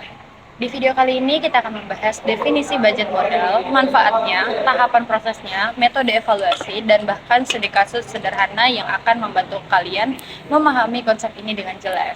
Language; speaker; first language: Indonesian; native; Indonesian